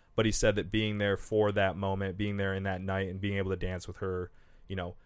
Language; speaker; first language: English; native; English